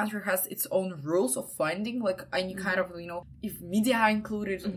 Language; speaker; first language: English; non-native, fluent; Ukrainian